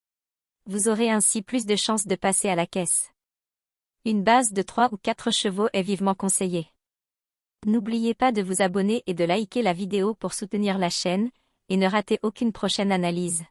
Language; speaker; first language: French; native; French